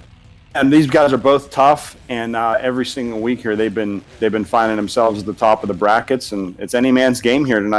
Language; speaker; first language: English; native; English